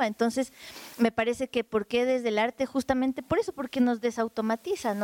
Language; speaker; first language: Spanish; native; Spanish